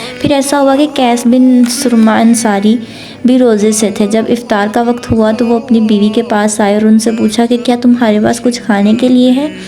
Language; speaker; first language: Urdu; non-native, local second language; Punjabi